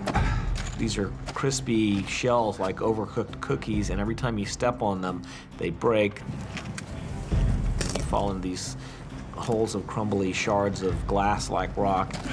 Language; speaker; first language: English; native; English